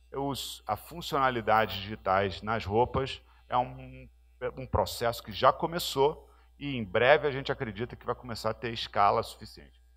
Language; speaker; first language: Portuguese; native; Portuguese